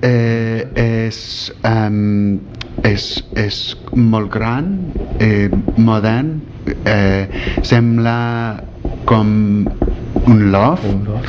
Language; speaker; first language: Catalan; non-native, learner; English